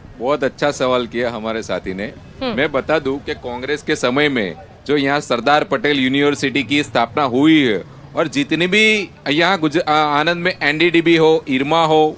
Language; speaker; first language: Hindi; non-native, local second language; Gujarati